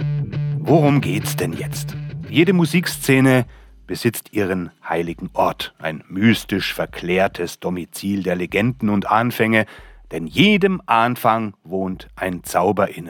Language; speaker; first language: German; native; German